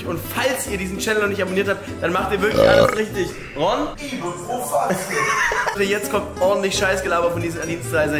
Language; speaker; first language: German; native; German